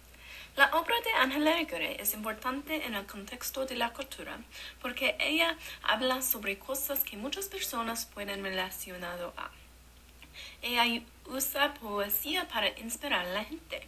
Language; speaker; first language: Spanish; non-native, learner; English